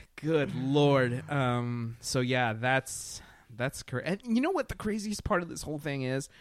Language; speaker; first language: English; native; English